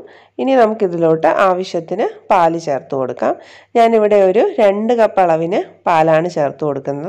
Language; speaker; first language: Malayalam; native; Malayalam